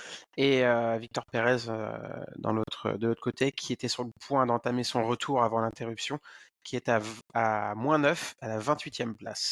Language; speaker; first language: French; native; French